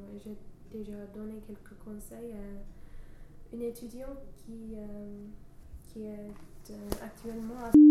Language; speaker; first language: French; non-native, fluent; English